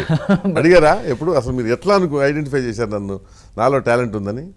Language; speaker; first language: Telugu; native; Telugu